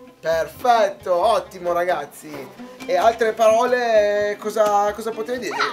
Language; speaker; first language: Italian; non-native, fluent; Persian